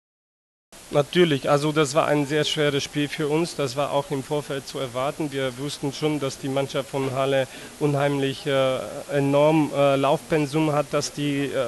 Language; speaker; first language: German; non-native, fluent; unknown